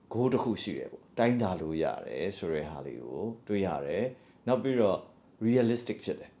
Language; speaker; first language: Burmese; native; Burmese